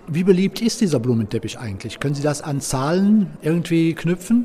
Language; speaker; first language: German; native; German